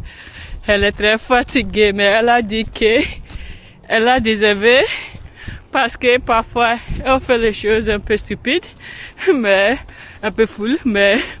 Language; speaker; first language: French; non-native, learner; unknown